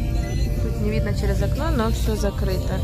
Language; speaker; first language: Russian; native; Russian